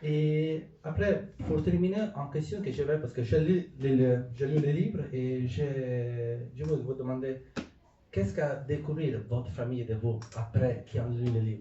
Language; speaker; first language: French; non-native, learner; Italian